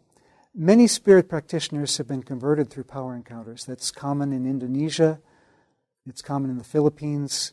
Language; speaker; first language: English; native; English